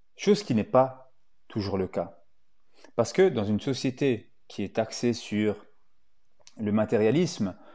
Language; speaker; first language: French; early bilingual, other home language; Italian